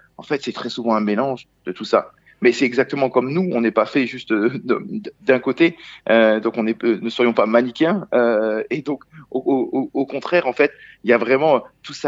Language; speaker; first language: French; native; French